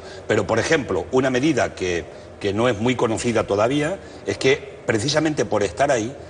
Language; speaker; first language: Spanish; native; Spanish